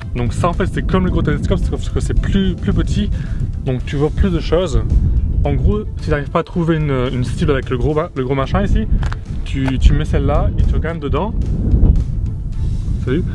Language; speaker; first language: French; native; French